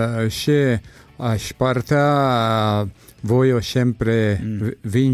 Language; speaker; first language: Italian; non-native, learner; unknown